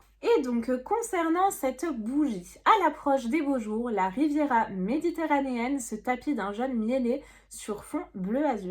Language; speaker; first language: French; native; French